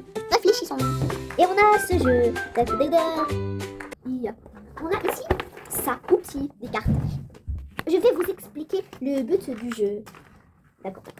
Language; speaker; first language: French; non-native, local second language; Arabic